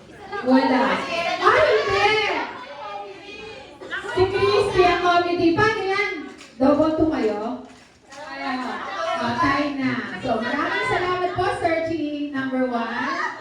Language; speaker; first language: Filipino; native; Filipino